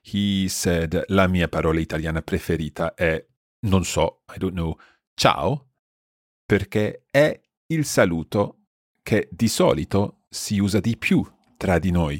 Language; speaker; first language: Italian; non-native, fluent; English